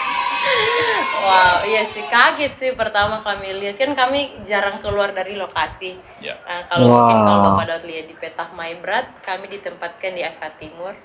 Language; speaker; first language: Indonesian; native; Indonesian